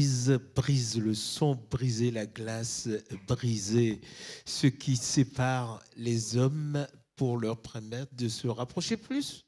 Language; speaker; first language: French; native; French